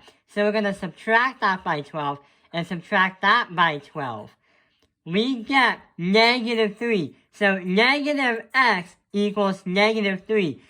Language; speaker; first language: English; native; English